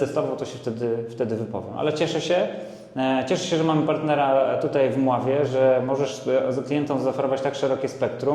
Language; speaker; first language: Polish; native; Polish